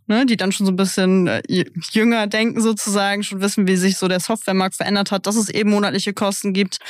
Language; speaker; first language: German; native; German